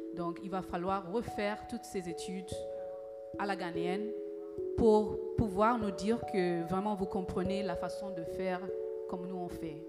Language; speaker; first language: French; early bilingual, other home language; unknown